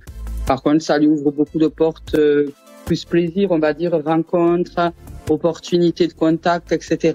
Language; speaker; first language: French; native; French